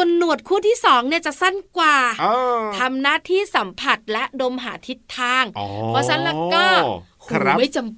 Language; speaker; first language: Thai; native; Thai